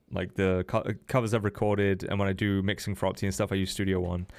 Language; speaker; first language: English; native; English